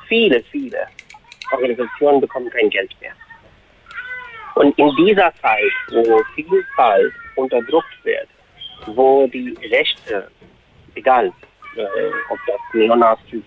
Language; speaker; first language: German; non-native, fluent; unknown